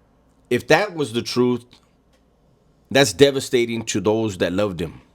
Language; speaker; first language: English; native; English